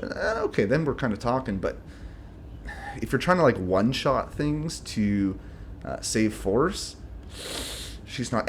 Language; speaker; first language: English; native; English